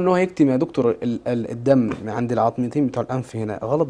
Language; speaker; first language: Arabic; native; Arabic